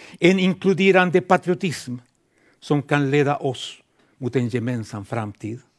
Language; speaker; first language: Swedish; non-native, fluent; Spanish